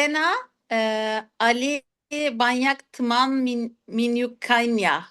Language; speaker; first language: Indonesian; non-native, learner; Turkish